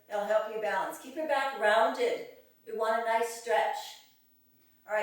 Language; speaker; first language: English; native; English